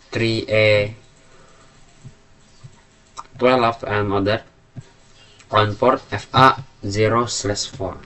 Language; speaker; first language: English; non-native, learner; Indonesian